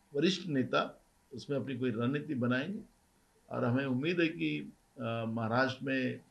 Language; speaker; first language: Hindi; non-native, local second language; Marathi